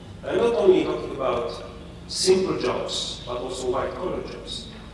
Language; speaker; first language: English; non-native, fluent; Polish